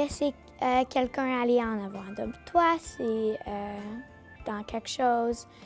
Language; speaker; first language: French; non-native, local second language; English